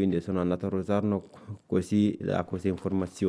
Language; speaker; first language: Italian; non-native, fluent; Bambara